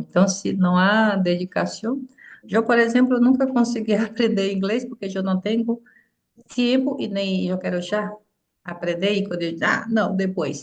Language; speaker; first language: Portuguese; non-native, fluent; Spanish